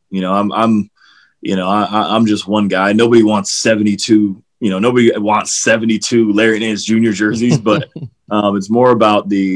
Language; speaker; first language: English; native; English